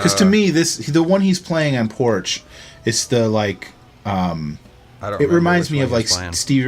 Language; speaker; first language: English; native; English